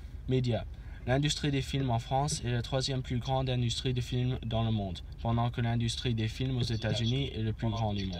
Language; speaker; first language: French; non-native, learner; English